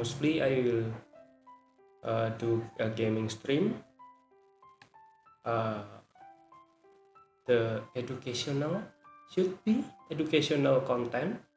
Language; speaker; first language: English; non-native, learner; Indonesian